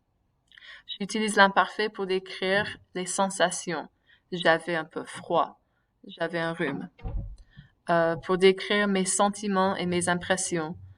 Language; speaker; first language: French; non-native, fluent; English